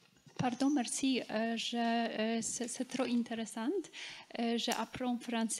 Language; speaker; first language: French; non-native, learner; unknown